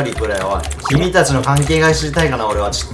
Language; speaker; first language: Japanese; native; Japanese